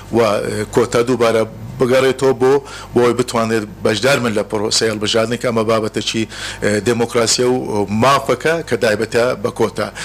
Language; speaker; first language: Central Kurdish; non-native, local second language; Turkish